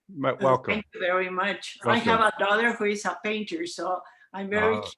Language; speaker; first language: English; non-native, fluent; Spanish